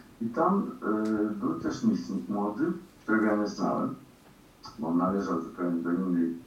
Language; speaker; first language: Polish; early bilingual, heritage; Polish